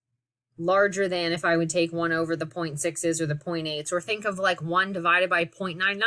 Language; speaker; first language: English; native; English